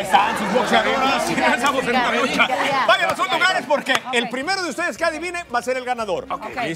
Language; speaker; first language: Spanish; native; Spanish